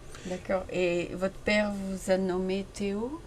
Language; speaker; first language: French; native; French